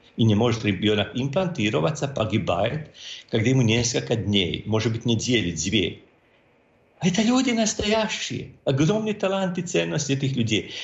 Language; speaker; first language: Russian; non-native, fluent; Croatian